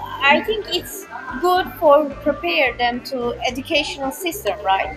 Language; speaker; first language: English; non-native, learner; Turkish